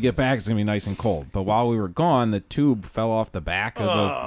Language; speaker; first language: English; native; English